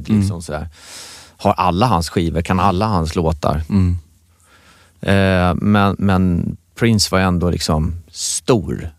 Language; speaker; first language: Swedish; native; Swedish